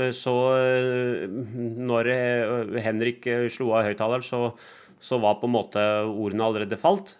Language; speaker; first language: Norwegian; early bilingual, other home language; Punjabi